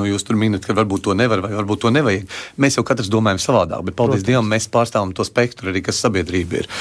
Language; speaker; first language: Latvian; native; Latvian